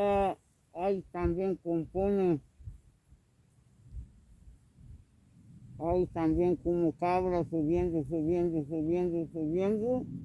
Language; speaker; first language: Spanish; non-native, local second language; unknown